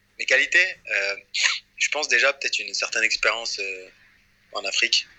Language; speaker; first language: French; early bilingual, other home language; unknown